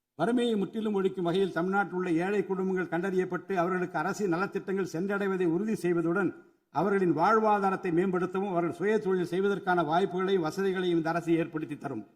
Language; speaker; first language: Tamil; native; Tamil